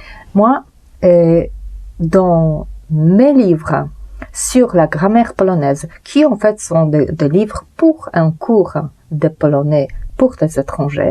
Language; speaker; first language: French; non-native, fluent; Polish